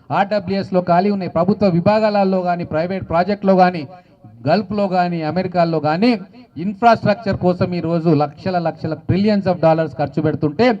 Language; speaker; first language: Telugu; native; Telugu